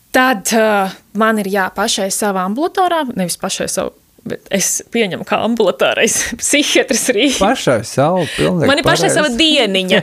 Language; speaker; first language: Latvian; native; Latvian